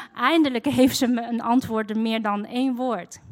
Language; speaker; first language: Dutch; non-native, fluent; Chinese